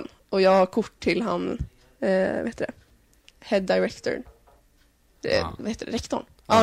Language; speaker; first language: Swedish; native; Swedish